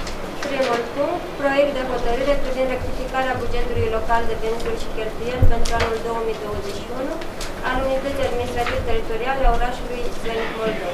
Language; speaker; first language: Romanian; native; Romanian